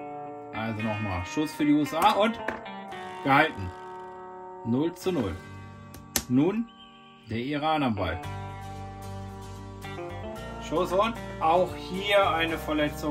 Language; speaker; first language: German; native; German